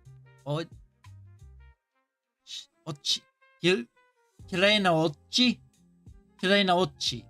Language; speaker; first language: Japanese; non-native, learner; English